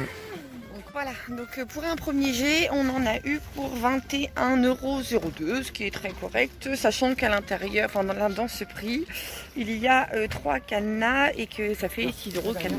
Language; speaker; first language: French; native; French